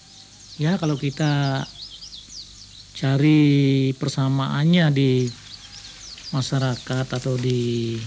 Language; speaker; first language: Indonesian; native; Indonesian